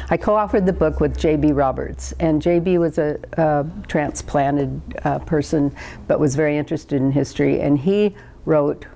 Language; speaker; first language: English; native; English